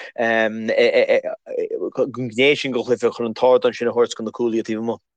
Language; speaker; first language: Irish; native; Irish